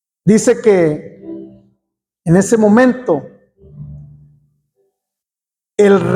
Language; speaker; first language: Spanish; native; Spanish